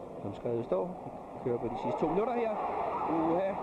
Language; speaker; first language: Danish; native; Danish